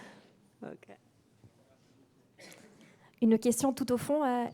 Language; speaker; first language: French; native; French